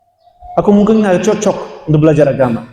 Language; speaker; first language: Indonesian; non-native, fluent; Dutch